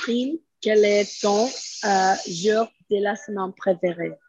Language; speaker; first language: French; non-native, learner; Spanish